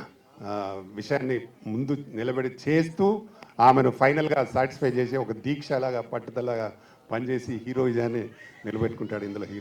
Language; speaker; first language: Telugu; native; Telugu